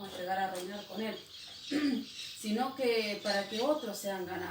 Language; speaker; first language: Spanish; native; Spanish